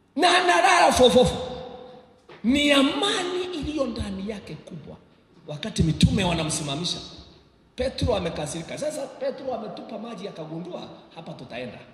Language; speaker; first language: Swahili; native; Swahili